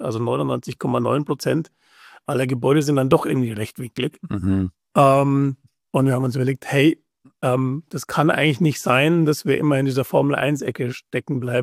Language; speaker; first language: German; native; German